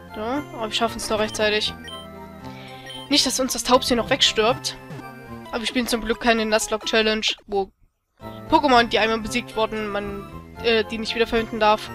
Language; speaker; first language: German; native; German